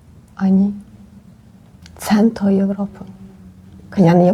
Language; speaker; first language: Korean; non-native, learner; Ukrainian